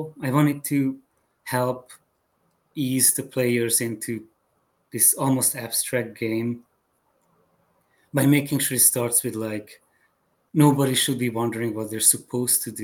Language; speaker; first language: English; non-native, fluent; Hungarian